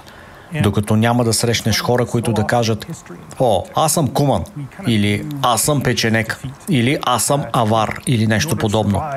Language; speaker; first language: Bulgarian; early bilingual, heritage; Bulgarian